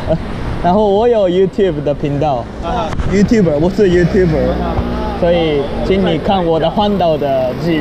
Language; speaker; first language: Chinese; non-native, learner; Japanese